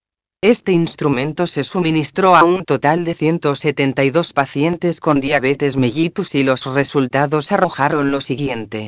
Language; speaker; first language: Spanish; native; Spanish